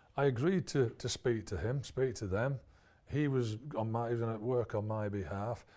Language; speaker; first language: English; native; English